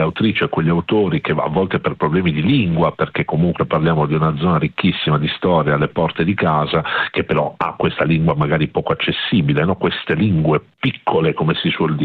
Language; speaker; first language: Italian; native; Italian